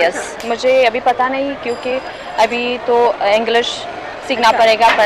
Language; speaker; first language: Hindi; non-native, fluent; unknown